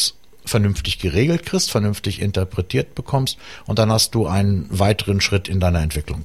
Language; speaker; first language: German; native; German